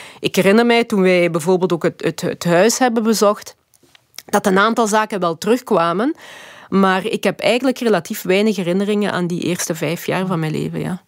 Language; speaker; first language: Dutch; early bilingual, other home language; Lingala